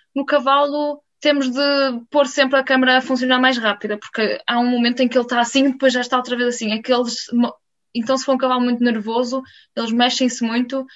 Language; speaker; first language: Portuguese; early bilingual, heritage; Portuguese